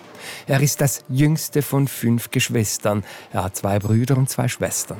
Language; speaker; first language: German; native; German